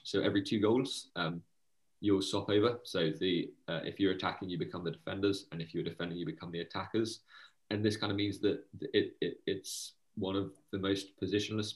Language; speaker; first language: English; native; English